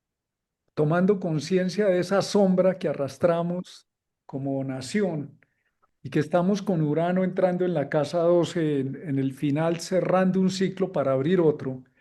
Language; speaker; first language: Spanish; native; Spanish